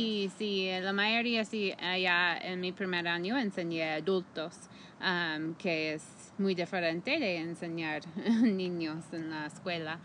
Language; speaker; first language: Spanish; non-native, fluent; English